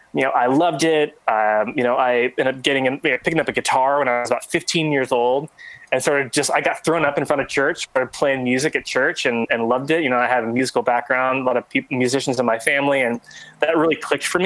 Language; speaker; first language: English; native; English